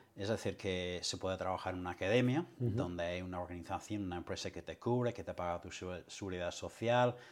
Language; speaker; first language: Spanish; non-native, fluent; English